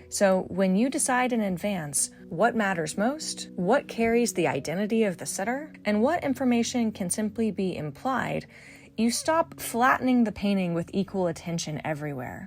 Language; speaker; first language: English; native; English